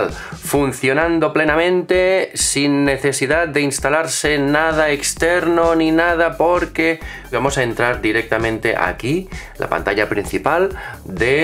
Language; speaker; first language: Spanish; native; Spanish